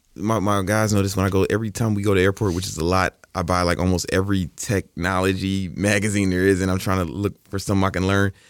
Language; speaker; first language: English; native; English